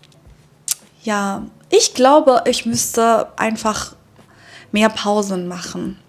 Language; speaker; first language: German; non-native, fluent; Persian